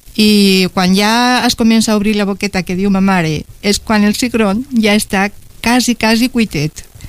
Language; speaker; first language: Catalan; non-native, local second language; Spanish